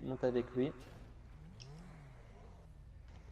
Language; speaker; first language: French; native; French